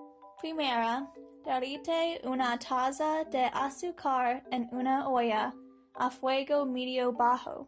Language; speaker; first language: Spanish; non-native, learner; English